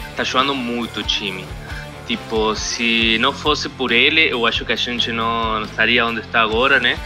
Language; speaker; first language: Portuguese; non-native, fluent; Spanish